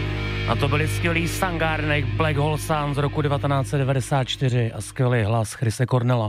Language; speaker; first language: Czech; native; Czech